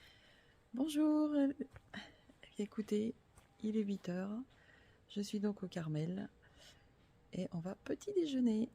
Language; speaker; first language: French; native; French